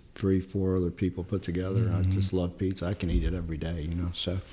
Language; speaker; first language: English; early bilingual, other home language; Italian